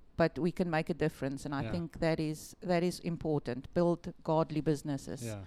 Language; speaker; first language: English; non-native, local second language; Afrikaans